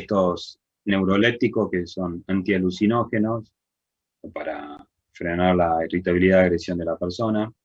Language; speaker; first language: Spanish; native; Spanish